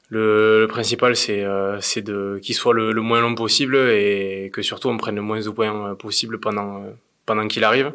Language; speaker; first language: French; native; French